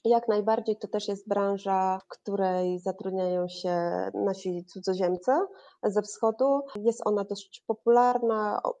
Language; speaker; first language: Polish; native; Polish